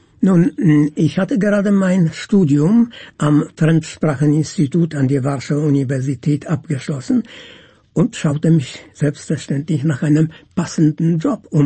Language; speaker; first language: German; non-native, fluent; Polish